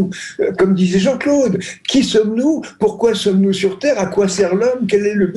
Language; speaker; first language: French; native; French